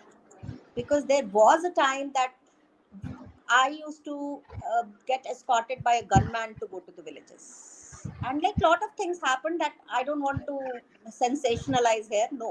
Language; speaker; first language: English; non-native, local second language; Hindi